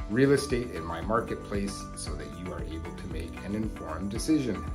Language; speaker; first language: English; native; English